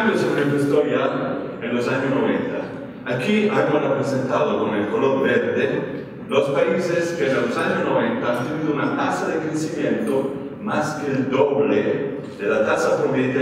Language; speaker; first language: Spanish; non-native, fluent; Italian